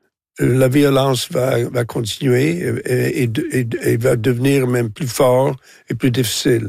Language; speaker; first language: French; non-native, local second language; English